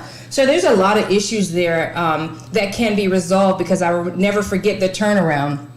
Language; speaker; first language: English; native; English